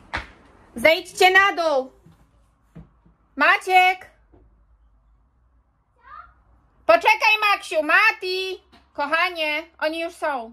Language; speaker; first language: Polish; native; Polish